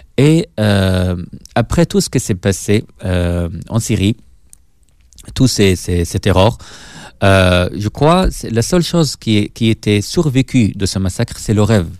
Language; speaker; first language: French; non-native, fluent; Arabic